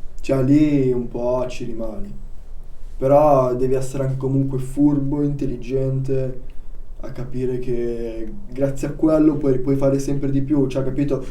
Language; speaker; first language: Italian; early bilingual, other home language; Albanian